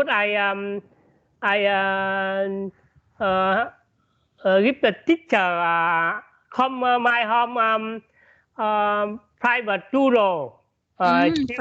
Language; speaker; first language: English; non-native, learner; Vietnamese